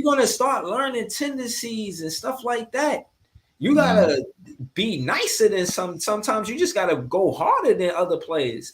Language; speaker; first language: English; native; English